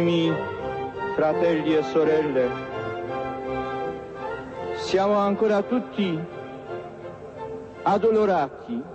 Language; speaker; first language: Italian; non-native, fluent; Polish